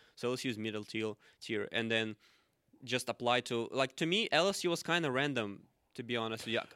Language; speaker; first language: English; non-native, fluent; Russian